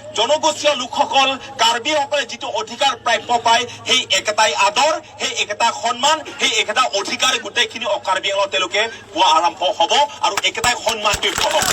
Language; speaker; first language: Assamese; non-native, local second language; Karbi